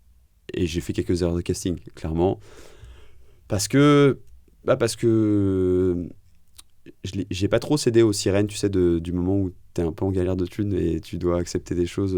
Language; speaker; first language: French; native; French